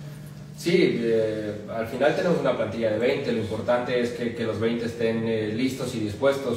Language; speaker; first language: Spanish; native; Spanish